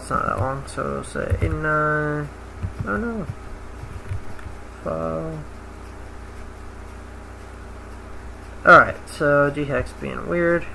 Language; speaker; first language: English; native; English